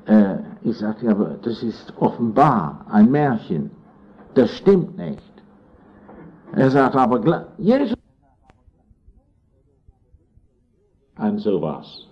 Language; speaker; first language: German; non-native, fluent; English